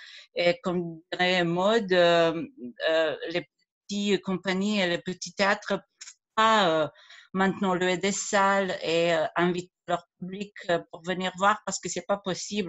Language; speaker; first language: French; non-native, fluent; Croatian